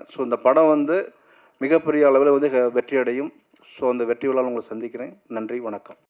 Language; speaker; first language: Tamil; native; Tamil